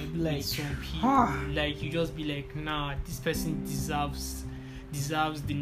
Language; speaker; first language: English; non-native, local second language; Igbo